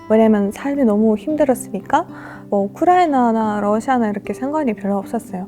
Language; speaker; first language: Korean; non-native, fluent; Russian